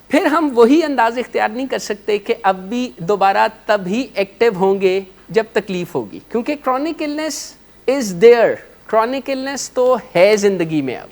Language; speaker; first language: Urdu; non-native, local second language; Punjabi